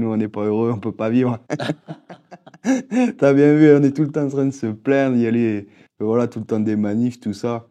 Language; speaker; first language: French; native; French